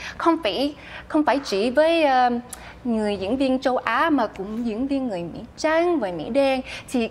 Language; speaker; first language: Vietnamese; early bilingual, heritage; Vietnamese